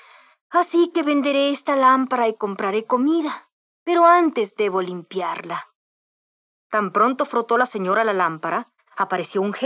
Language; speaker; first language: Spanish; native; Spanish